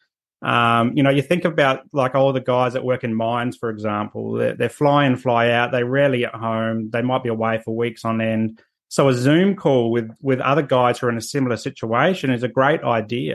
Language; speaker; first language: English; native; English